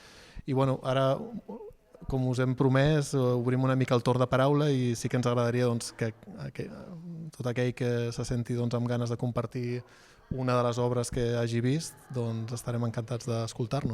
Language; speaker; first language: Catalan; native; Catalan